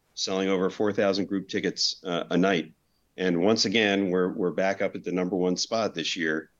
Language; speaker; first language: English; native; English